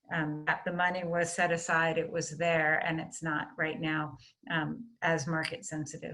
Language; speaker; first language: English; native; English